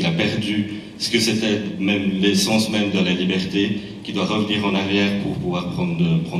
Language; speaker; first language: French; native; French